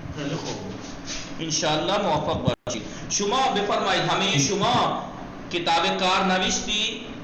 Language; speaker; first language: Persian; non-native, fluent; Urdu